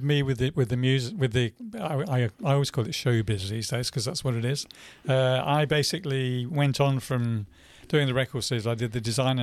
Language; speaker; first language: English; native; English